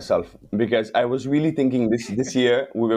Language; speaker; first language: English; non-native, local second language; Wolof